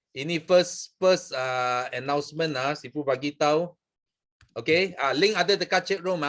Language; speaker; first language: Malay; non-native, local second language; Chinese